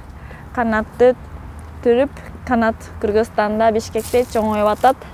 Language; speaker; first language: Kyrgyz; non-native, fluent; Japanese